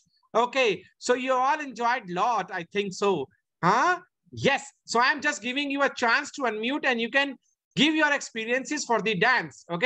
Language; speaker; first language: English; non-native, fluent; Hindi